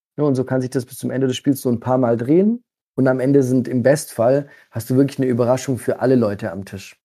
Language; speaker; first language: German; early bilingual, other home language; Italian